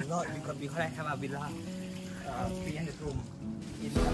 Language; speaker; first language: English; non-native, learner; Thai